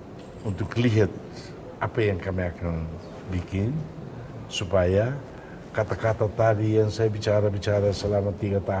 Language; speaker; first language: Indonesian; non-native, fluent; Tetum